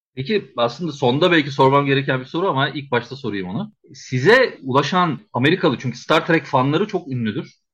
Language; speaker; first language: Turkish; native; Turkish